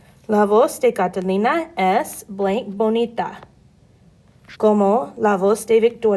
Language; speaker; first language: Spanish; non-native, fluent; English